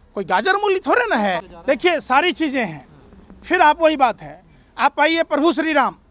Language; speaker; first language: Hindi; native; Hindi